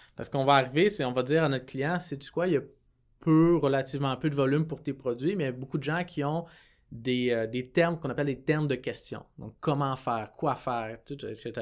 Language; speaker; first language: French; native; French